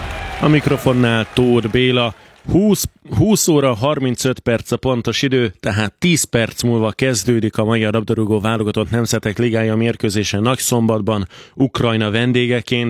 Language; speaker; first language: Hungarian; native; Hungarian